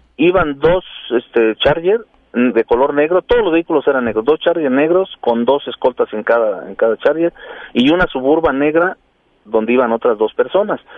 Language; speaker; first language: Spanish; native; Spanish